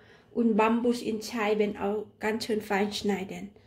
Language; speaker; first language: German; non-native, learner; Thai